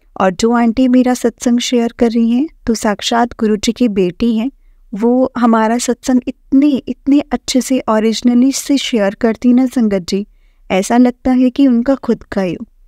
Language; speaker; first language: Hindi; non-native, local second language; Marathi